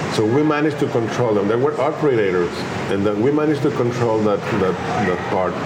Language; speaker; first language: English; non-native, fluent; Spanish